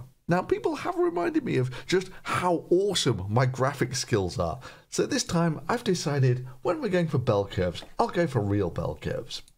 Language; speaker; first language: English; native; English